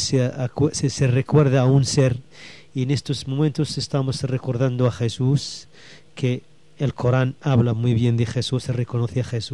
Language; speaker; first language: Spanish; non-native, local second language; Arabic